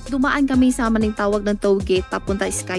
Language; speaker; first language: Filipino; non-native, learner; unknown